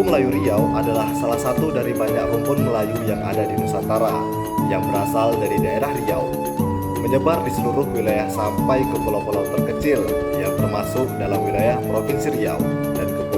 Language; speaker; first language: Indonesian; non-native, local second language; Malay